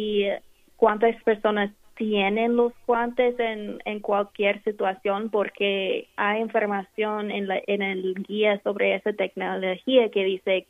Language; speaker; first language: Spanish; non-native, fluent; English